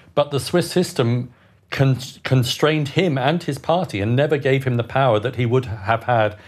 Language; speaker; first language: English; native; English